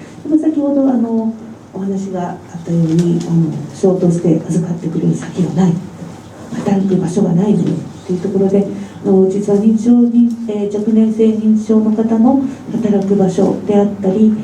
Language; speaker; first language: Japanese; native; Japanese